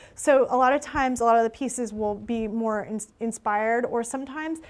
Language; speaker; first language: English; native; English